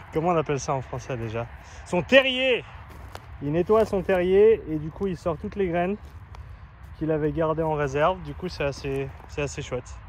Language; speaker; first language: French; native; French